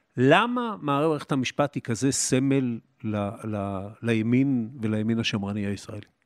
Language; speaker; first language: Hebrew; native; Hebrew